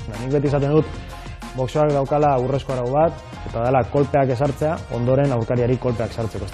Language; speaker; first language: Basque; non-native, local second language; Spanish